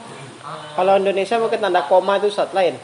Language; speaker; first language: Indonesian; native; Indonesian